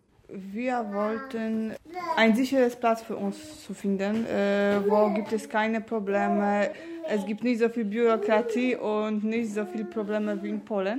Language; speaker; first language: German; non-native, learner; Polish